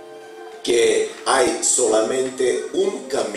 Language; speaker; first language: Spanish; non-native, fluent; Bulgarian